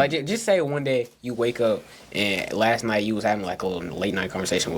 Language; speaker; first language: English; native; English